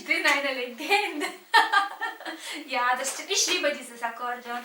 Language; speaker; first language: German; non-native, fluent; Romanian